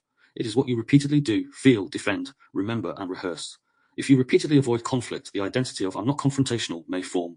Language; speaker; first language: English; native; English